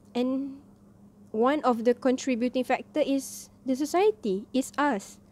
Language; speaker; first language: English; non-native, local second language; Malay